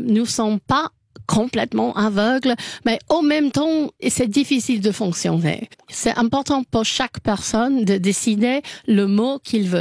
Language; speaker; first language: French; non-native, learner; English